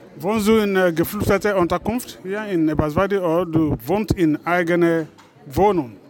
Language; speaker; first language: German; non-native, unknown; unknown